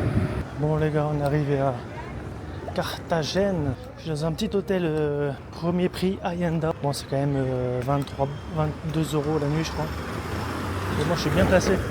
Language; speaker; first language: French; native; French